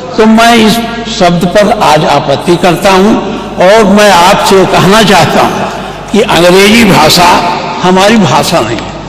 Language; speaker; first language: Hindi; native; Hindi